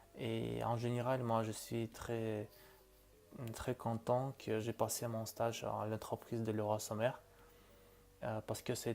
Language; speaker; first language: French; non-native, learner; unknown